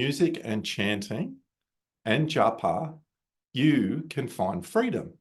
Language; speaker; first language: English; native; English